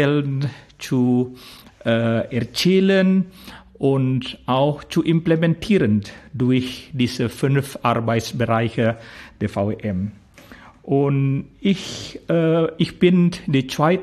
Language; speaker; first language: German; non-native, fluent; Indonesian